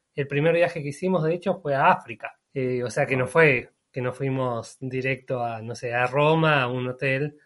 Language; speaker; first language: Spanish; native; Spanish